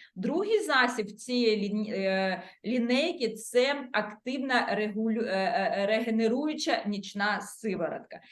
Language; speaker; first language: Ukrainian; non-native, local second language; Russian